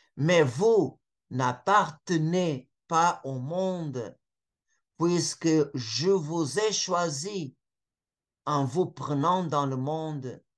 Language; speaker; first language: French; non-native, fluent; Portuguese